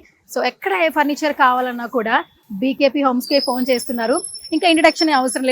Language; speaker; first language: Telugu; native; Telugu